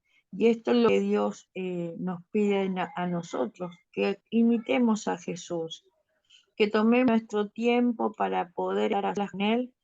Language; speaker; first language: Spanish; native; Spanish